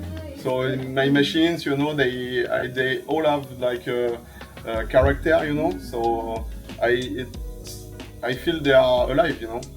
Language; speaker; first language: English; non-native, fluent; French